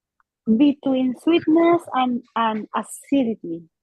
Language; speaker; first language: English; non-native, learner; Spanish